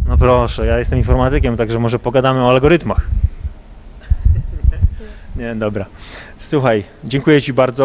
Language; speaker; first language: Polish; native; Polish